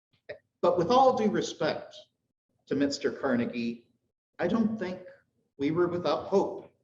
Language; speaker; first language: English; native; English